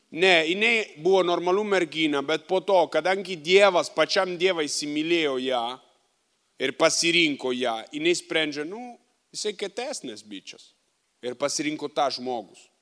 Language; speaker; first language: Lithuanian; non-native, fluent; Italian